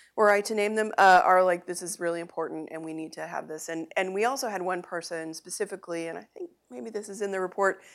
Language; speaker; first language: English; native; English